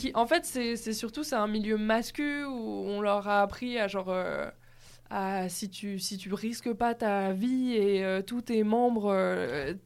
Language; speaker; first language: French; native; French